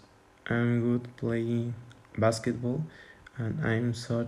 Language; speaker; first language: English; non-native, learner; Spanish